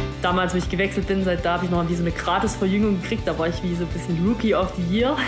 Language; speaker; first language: German; native; German